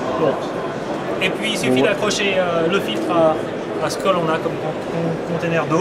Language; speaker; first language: French; native; French